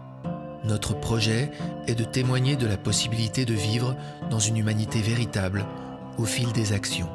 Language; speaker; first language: French; native; French